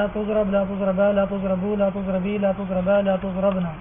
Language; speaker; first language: Arabic; non-native, learner; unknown